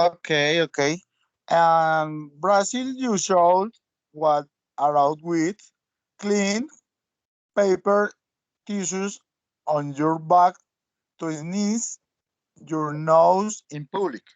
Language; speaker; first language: English; non-native, learner; Spanish